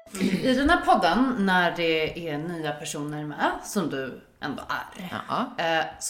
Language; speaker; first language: Swedish; native; Swedish